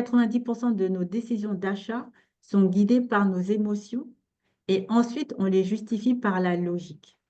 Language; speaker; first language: French; native; French